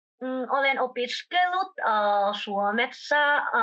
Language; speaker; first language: Finnish; non-native, learner; Vietnamese